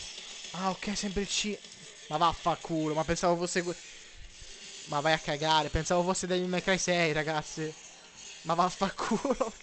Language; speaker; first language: Italian; native; Italian